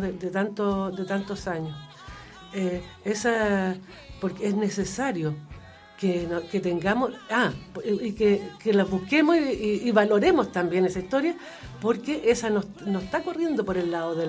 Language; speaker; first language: Spanish; native; Spanish